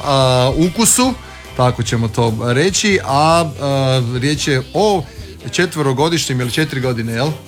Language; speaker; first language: Serbian; native; Serbian